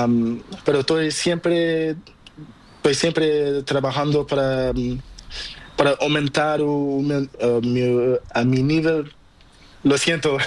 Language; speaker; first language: Spanish; non-native, learner; Portuguese